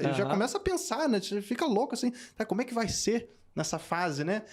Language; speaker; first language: Portuguese; native; Portuguese